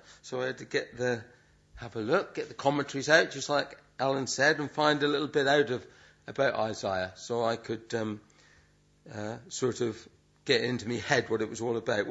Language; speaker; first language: English; native; English